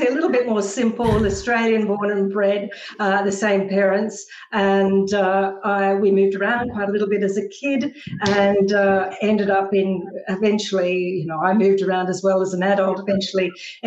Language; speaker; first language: English; native; English